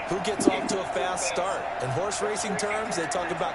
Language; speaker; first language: English; native; English